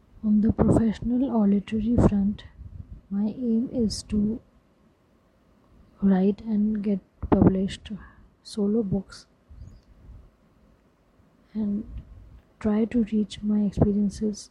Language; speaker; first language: English; non-native, local second language; Hindi